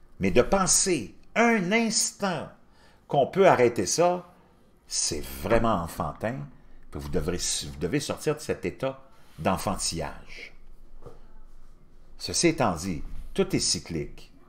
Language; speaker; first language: French; native; French